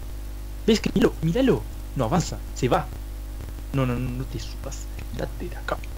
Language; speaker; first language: Spanish; native; Spanish